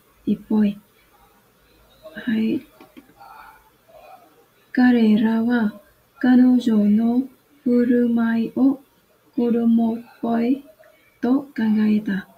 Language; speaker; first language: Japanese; non-native, fluent; Vietnamese